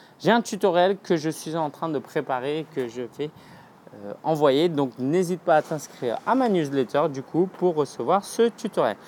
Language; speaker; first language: French; native; French